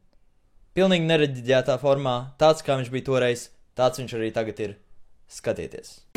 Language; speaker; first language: Latvian; native; Latvian